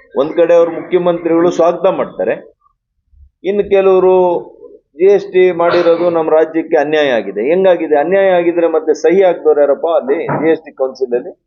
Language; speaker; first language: Kannada; native; Kannada